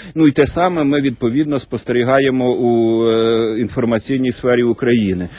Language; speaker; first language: Ukrainian; native; Ukrainian